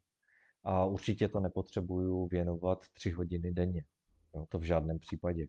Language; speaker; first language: Czech; native; Czech